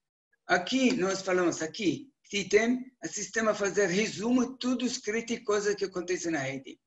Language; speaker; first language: Portuguese; non-native, learner; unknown